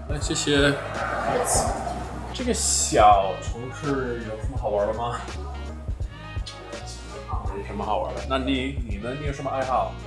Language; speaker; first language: Chinese; non-native, fluent; English